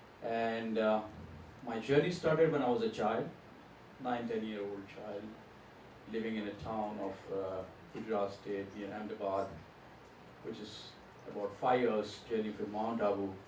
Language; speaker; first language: English; non-native, local second language; Gujarati